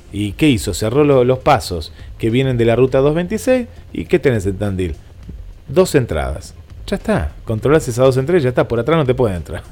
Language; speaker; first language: Spanish; native; Spanish